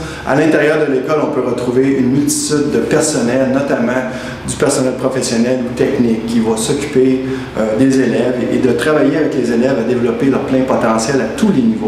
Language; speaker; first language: French; native; French